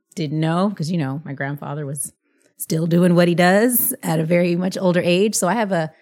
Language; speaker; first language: English; early bilingual, other home language; Spanish